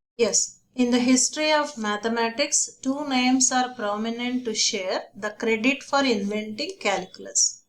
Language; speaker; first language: English; non-native, local second language; Telugu